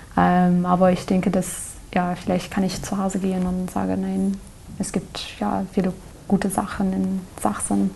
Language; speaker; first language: German; non-native, learner; English